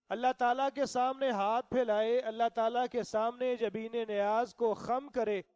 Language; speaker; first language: Urdu; non-native, local second language; Punjabi